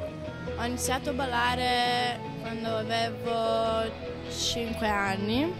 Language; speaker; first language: Italian; non-native, learner; Lithuanian